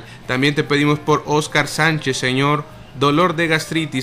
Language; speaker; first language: Spanish; native; Spanish